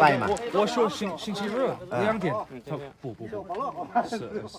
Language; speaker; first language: Chinese; non-native, learner; English